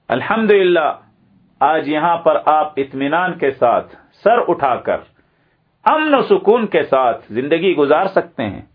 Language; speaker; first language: Urdu; native; Urdu